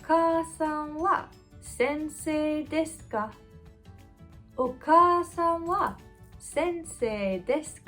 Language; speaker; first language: Japanese; non-native, fluent; English